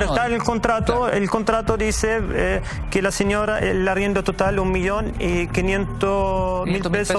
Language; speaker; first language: Spanish; native; Spanish